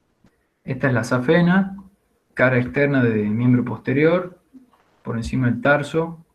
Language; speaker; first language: Spanish; native; Spanish